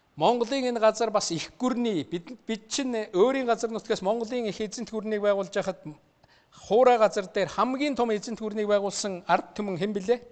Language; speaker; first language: Mongolian; native; Mongolian